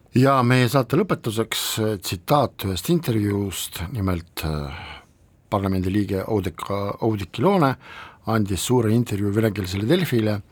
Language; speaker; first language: Estonian; non-native, local second language; Russian